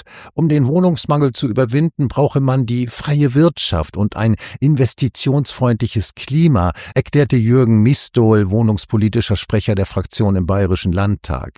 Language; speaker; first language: German; native; German